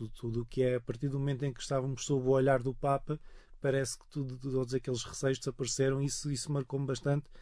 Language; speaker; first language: Portuguese; native; Portuguese